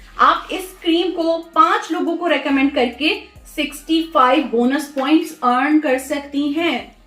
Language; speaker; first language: Urdu; native; Urdu